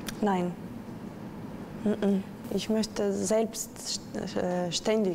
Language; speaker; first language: German; non-native, learner; Russian